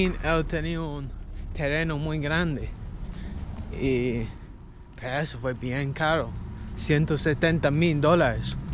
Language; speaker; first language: Spanish; non-native, learner; English